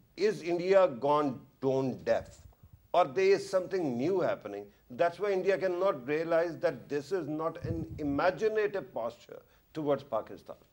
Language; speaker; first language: English; non-native, local second language; Urdu